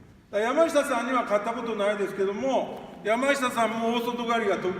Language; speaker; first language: Japanese; native; Japanese